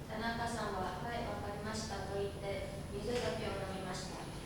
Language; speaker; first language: Japanese; non-native, learner; Indonesian